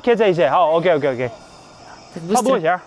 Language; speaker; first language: Chinese; non-native, fluent; Russian